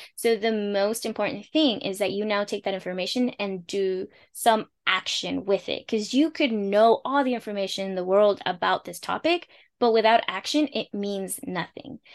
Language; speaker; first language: English; early bilingual, other home language; Spanish